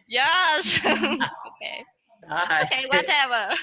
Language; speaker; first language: English; non-native, learner; Vietnamese